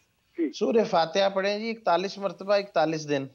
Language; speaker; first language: Urdu; native; Urdu